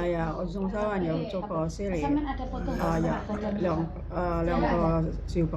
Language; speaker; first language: Cantonese; non-native, learner; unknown